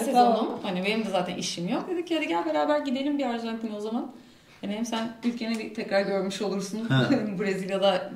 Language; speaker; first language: Turkish; native; Turkish